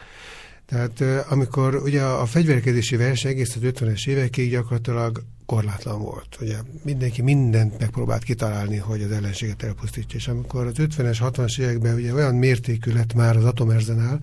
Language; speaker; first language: Hungarian; native; Hungarian